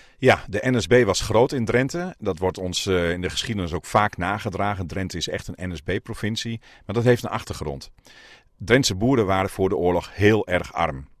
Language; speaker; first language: Dutch; native; Dutch